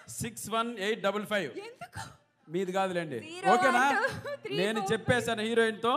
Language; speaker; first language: Telugu; native; Telugu